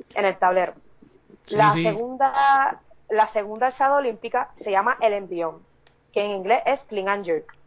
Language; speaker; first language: Spanish; native; Spanish